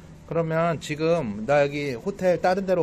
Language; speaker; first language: Korean; native; Korean